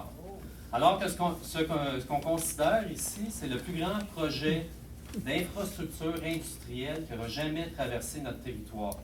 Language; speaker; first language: French; native; French